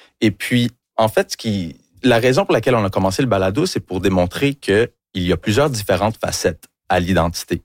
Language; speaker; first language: French; early bilingual, other home language; English